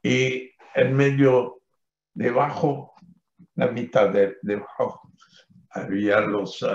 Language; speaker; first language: Spanish; non-native, fluent; French